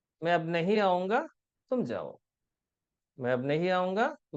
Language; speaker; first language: Hindi; non-native, local second language; Telugu